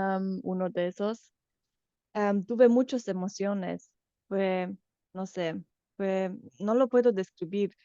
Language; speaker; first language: Spanish; non-native, fluent; Romanian